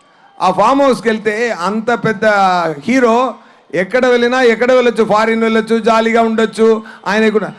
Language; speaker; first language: Telugu; non-native, learner; Tamil